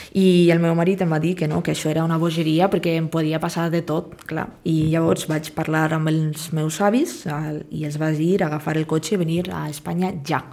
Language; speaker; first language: Catalan; non-native, fluent; Russian